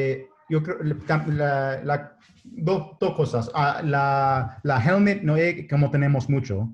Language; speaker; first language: Spanish; non-native, learner; English